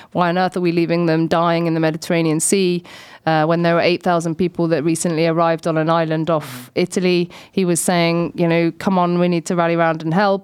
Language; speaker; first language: English; native; English